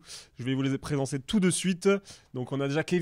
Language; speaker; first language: French; native; French